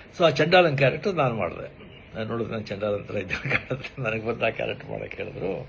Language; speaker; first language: Kannada; non-native, local second language; Marathi